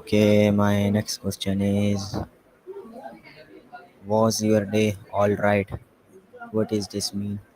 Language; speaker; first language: English; non-native, learner; Hindi